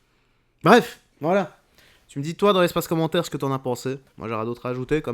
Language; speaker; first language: French; native; French